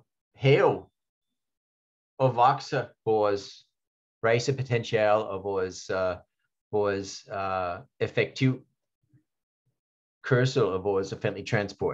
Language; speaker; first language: Danish; non-native, fluent; English